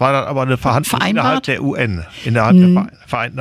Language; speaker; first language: German; native; German